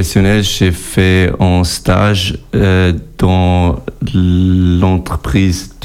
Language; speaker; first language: French; non-native, learner; German